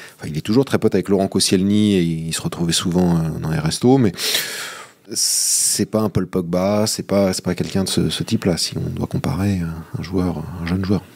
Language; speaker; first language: French; native; French